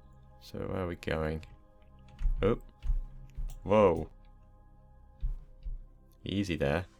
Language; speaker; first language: English; native; English